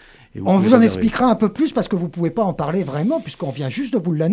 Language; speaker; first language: French; native; French